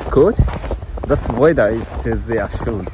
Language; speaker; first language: German; non-native, learner; Bangla